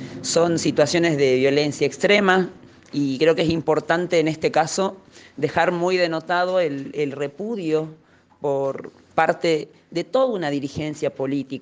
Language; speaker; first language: Spanish; native; Spanish